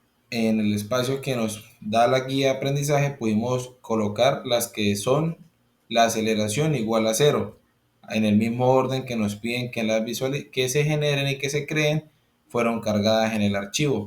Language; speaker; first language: Spanish; native; Spanish